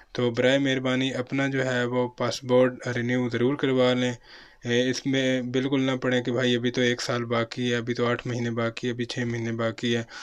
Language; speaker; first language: Urdu; non-native, local second language; Punjabi